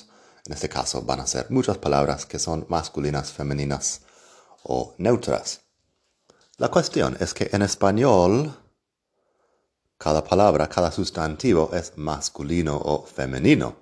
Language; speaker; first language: Spanish; non-native, fluent; English